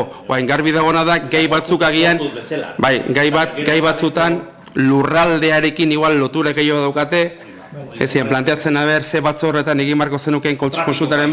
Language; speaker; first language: Basque; native; Basque